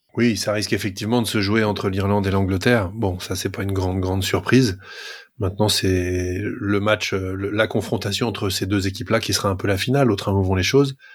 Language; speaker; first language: French; native; French